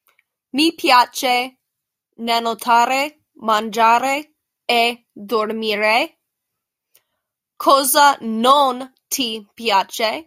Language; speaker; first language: Italian; non-native, learner; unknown